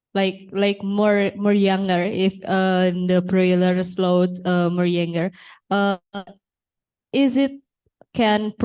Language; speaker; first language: English; non-native, learner; Indonesian